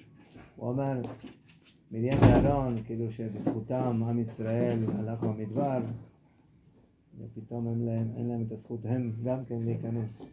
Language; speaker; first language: Hebrew; non-native, fluent; Spanish